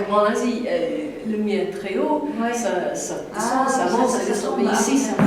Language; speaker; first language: French; non-native, learner; English